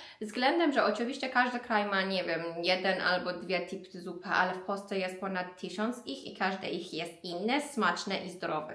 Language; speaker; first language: Polish; non-native, learner; Persian